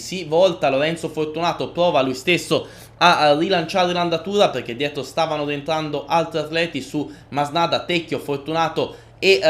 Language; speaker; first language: Italian; native; Italian